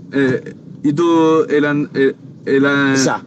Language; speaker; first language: Filipino; non-native, learner; Chinese